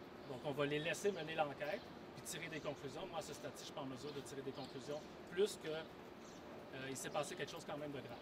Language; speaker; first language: French; native; French